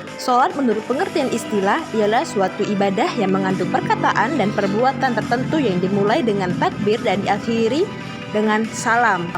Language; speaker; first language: Indonesian; native; Indonesian